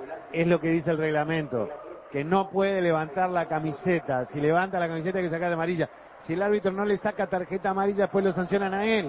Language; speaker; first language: Spanish; native; Spanish